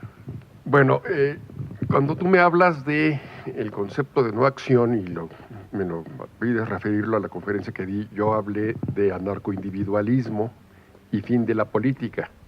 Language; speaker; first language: Spanish; native; Spanish